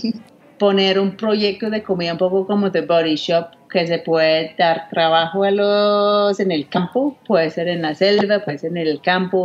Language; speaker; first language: Spanish; non-native, fluent; English